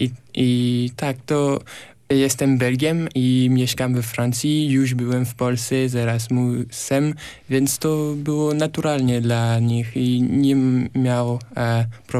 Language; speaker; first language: Polish; non-native, learner; French